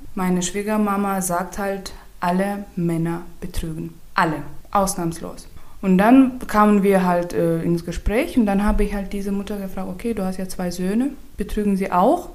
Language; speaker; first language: German; non-native, fluent; Turkmen